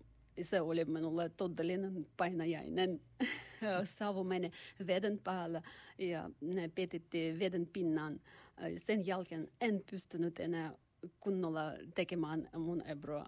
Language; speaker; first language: Finnish; non-native, learner; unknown